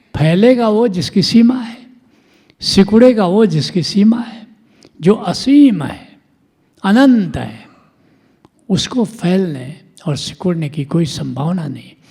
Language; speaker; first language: Hindi; non-native, local second language; Bhojpuri